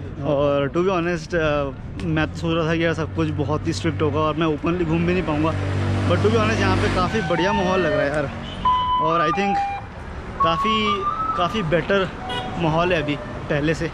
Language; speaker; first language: Hindi; native; Hindi